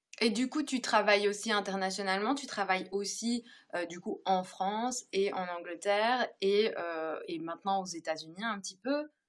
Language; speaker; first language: French; native; French